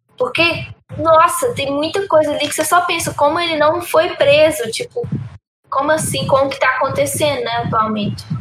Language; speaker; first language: Portuguese; early bilingual, heritage; Portuguese